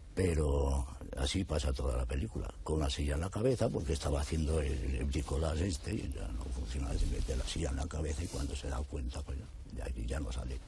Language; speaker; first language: Spanish; native; Spanish